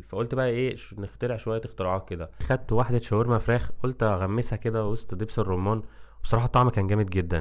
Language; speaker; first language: Arabic; native; Arabic